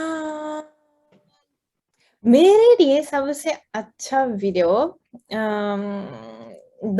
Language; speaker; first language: Hindi; non-native, fluent; Japanese